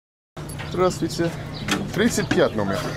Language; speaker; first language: Russian; non-native, learner; English